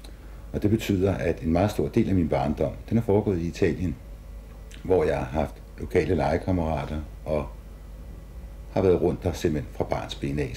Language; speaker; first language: Danish; native; Danish